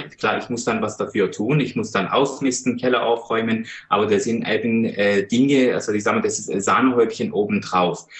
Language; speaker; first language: German; non-native, fluent; Persian